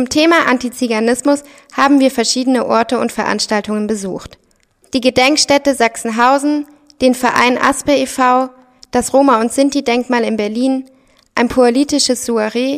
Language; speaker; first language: German; native; German